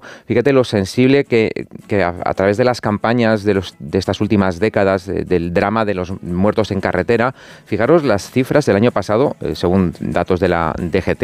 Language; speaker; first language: Spanish; native; Spanish